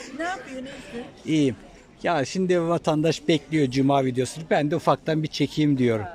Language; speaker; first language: Turkish; native; Turkish